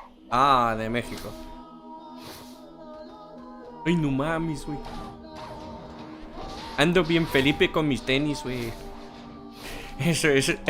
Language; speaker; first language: Spanish; non-native, fluent; English